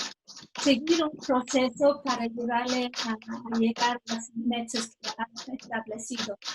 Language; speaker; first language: Spanish; non-native, fluent; English